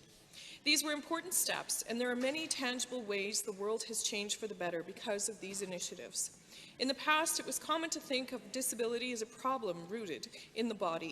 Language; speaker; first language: English; native; English